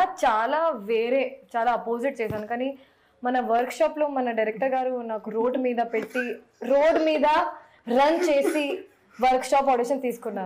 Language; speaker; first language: Telugu; non-native, fluent; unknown